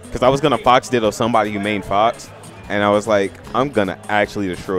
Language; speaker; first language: English; native; English